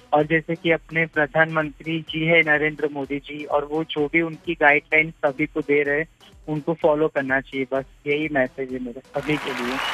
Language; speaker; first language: Hindi; non-native, local second language; Gujarati